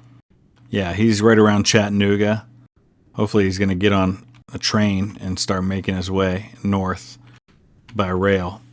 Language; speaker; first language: English; native; English